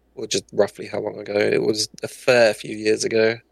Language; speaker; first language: English; native; English